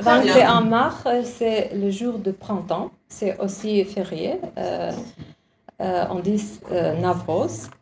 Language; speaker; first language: French; non-native, learner; Uzbek